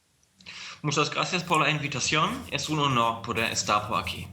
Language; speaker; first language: Spanish; non-native, fluent; German